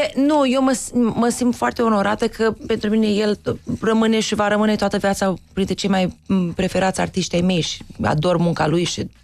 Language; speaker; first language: Romanian; native; Romanian